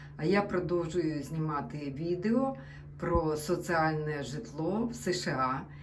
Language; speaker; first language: Ukrainian; non-native, local second language; Russian